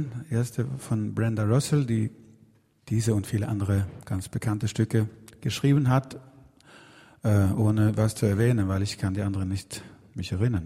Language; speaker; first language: German; non-native, fluent; Swedish